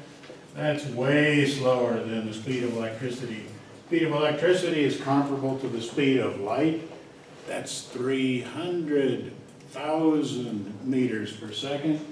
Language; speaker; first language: English; native; English